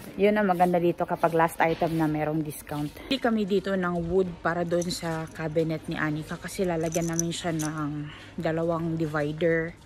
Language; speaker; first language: Filipino; non-native, local second language; Cebuano